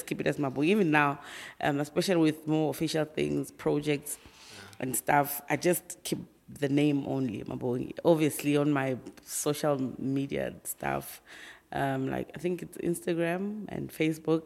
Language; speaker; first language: English; non-native, local second language; Tsonga